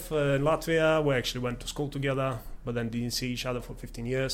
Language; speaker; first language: English; non-native, fluent; Latvian